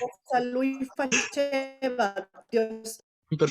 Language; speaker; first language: Italian; non-native, fluent; Spanish